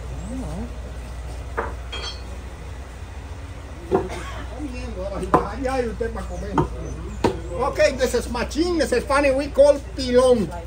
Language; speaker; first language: English; non-native, learner; Spanish